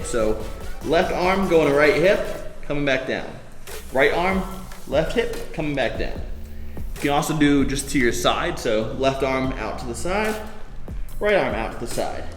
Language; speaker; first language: English; native; English